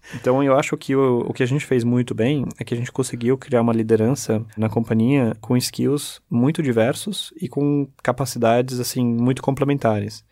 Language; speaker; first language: Portuguese; early bilingual, other home language; German